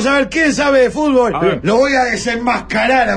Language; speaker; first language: Spanish; native; Spanish